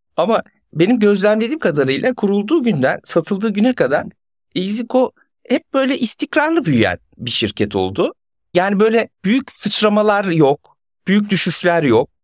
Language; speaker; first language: Turkish; native; Turkish